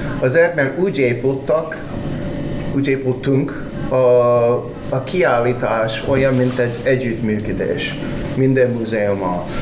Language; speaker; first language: Hungarian; non-native, learner; English